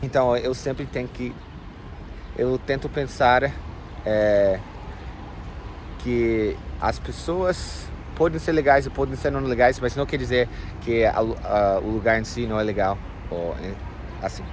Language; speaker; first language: Portuguese; non-native, fluent; English